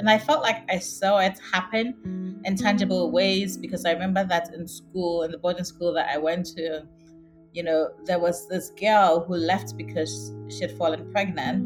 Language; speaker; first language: English; non-native, local second language; Akan